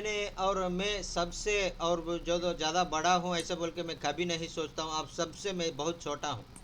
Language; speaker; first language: Hindi; non-native, local second language; Telugu